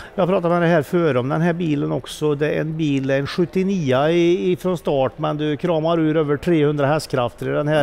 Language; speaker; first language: Swedish; native; Swedish